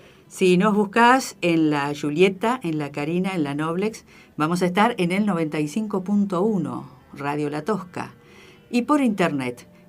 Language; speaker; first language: Spanish; native; Spanish